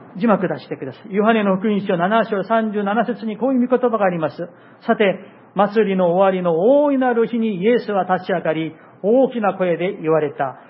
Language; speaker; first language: Japanese; non-native, fluent; Korean